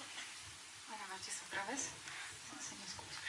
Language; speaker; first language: Spanish; non-native, fluent; Polish